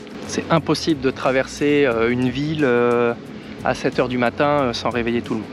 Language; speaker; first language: French; native; French